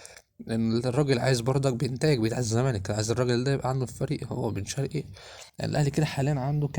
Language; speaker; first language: Arabic; native; Arabic